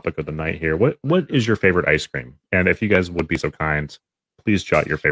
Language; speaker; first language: English; native; English